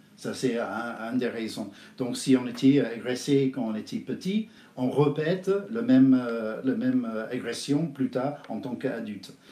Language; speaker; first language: French; non-native, fluent; English